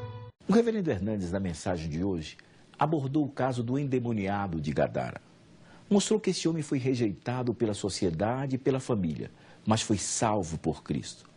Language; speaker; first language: Portuguese; native; Portuguese